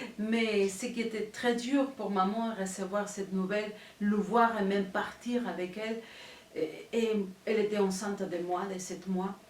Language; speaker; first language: French; non-native, fluent; Spanish